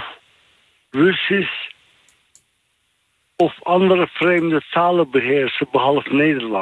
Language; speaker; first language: Dutch; non-native, fluent; Turkish